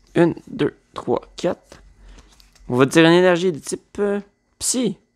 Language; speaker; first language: French; native; French